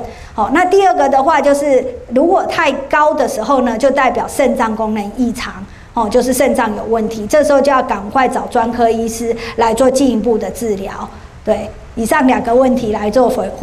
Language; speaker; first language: Chinese; native; Chinese